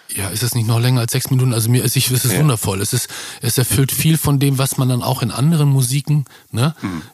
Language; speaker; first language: German; native; German